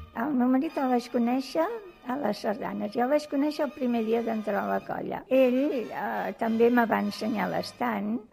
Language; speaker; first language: Catalan; native; Catalan